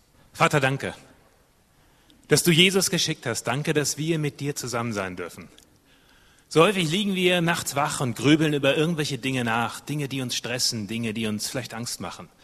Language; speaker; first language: German; native; German